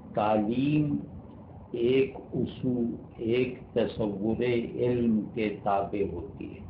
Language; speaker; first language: Urdu; native; Urdu